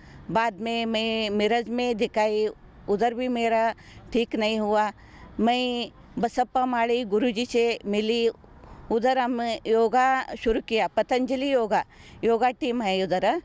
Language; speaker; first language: Hindi; non-native, local second language; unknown